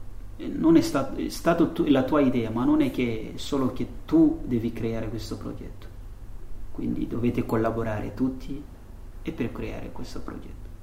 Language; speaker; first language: Italian; non-native, fluent; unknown